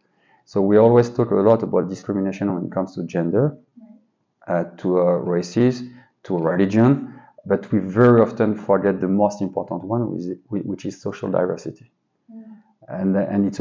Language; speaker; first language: English; non-native, fluent; French